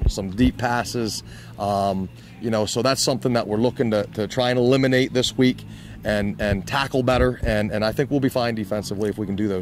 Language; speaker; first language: English; native; English